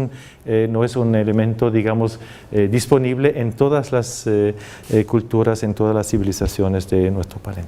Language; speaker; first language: Spanish; non-native, fluent; German